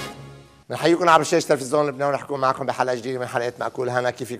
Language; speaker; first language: Arabic; native; Arabic